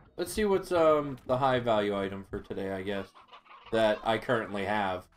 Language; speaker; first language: English; native; English